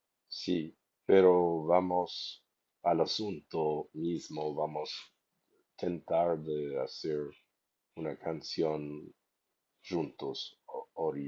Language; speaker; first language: Spanish; non-native, fluent; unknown